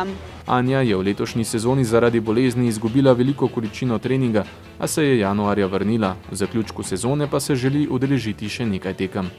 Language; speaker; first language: Slovenian; native; Slovenian